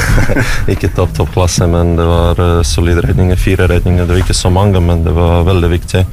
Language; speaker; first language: Norwegian; non-native, learner; Russian